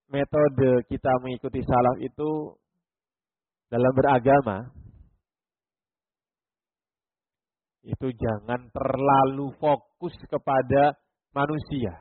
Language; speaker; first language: Indonesian; native; Indonesian